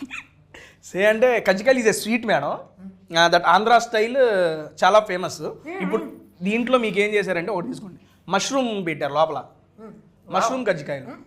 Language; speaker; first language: Telugu; native; Telugu